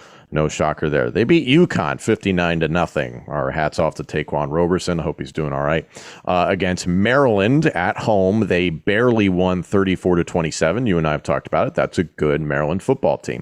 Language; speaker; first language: English; native; English